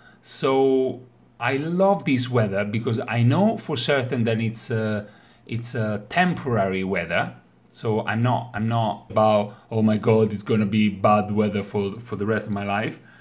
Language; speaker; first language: English; non-native, fluent; Italian